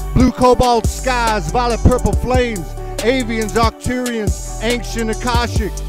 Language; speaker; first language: English; native; English